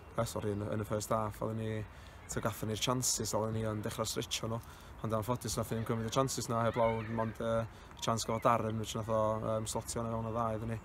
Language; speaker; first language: Welsh; native; Welsh